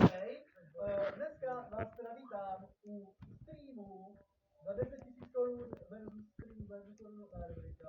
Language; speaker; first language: Czech; native; Czech